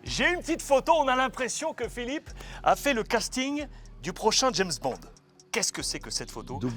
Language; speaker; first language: French; native; French